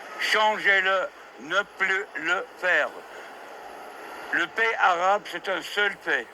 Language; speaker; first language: French; non-native, fluent; English